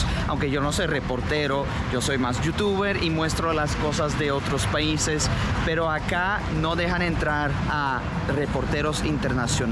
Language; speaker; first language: Spanish; non-native, fluent; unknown